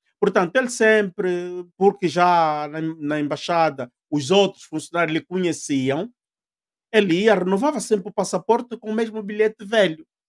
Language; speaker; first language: Portuguese; native; Portuguese